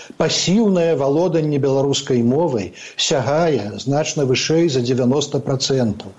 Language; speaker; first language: Belarusian; native; Belarusian